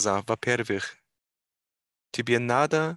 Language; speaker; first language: Russian; non-native, learner; German